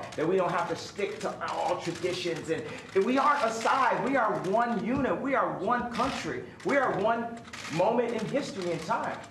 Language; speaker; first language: English; native; English